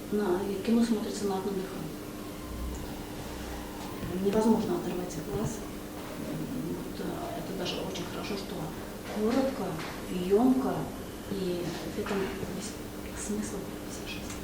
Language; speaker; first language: Russian; native; Russian